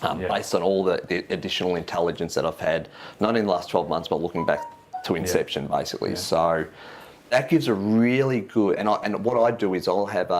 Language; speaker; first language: English; native; English